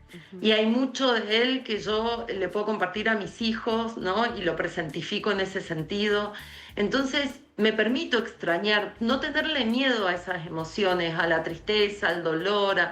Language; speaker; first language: Spanish; native; Spanish